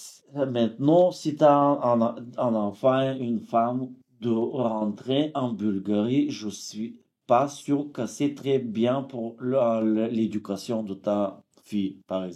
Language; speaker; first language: French; non-native, fluent; Bulgarian